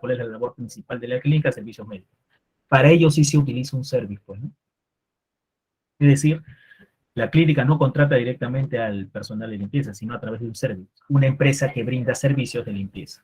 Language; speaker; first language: Spanish; native; Spanish